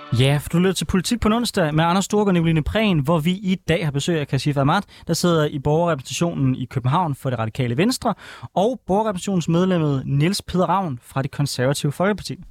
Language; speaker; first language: Danish; native; Danish